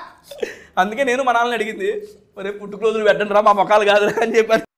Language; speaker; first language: Telugu; native; Telugu